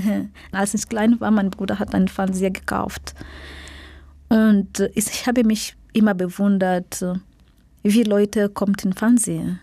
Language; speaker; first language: German; non-native, fluent; Swahili